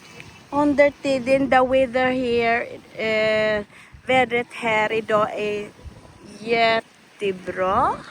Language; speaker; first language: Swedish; non-native, fluent; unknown